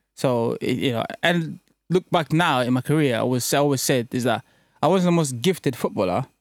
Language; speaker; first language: English; early bilingual, other home language; French